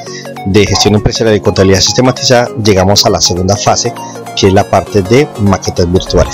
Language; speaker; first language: Spanish; native; Spanish